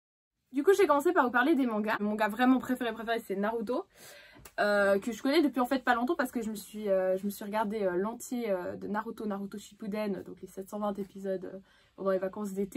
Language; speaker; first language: French; native; French